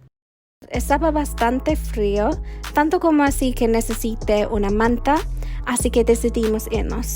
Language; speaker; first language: Spanish; non-native, learner; English